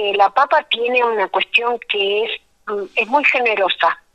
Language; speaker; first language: Spanish; native; Spanish